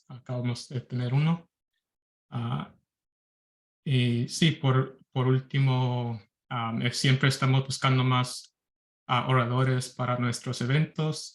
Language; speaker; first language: Spanish; early bilingual, heritage; Spanish